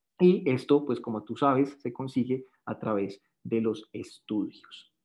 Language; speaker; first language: Spanish; native; Spanish